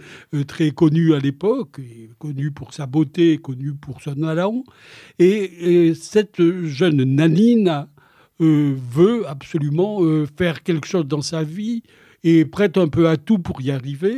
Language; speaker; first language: French; native; French